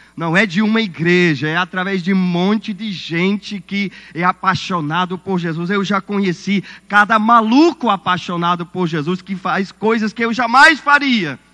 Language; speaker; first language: Portuguese; non-native, fluent; German